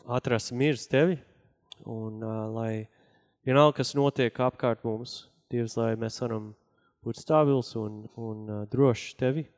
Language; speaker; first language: Latvian; non-native, learner; English